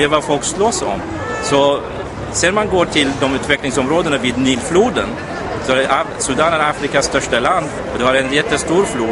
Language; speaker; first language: Swedish; non-native, fluent; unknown